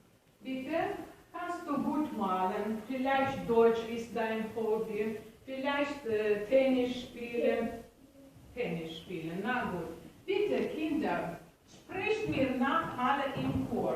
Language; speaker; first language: German; non-native, fluent; Russian